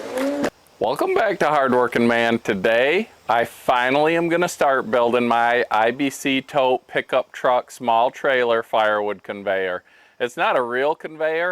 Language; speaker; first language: English; native; English